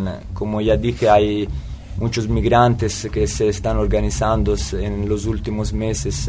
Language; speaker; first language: Spanish; non-native, fluent; Italian